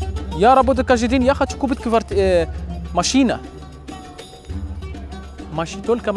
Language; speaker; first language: Russian; non-native, learner; Arabic